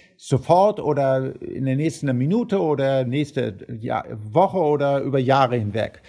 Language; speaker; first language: German; early bilingual, heritage; German